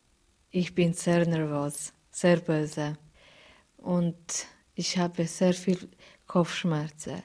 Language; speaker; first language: German; non-native, learner; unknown